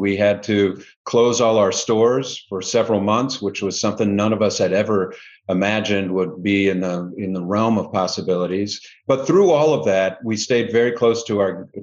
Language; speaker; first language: English; native; English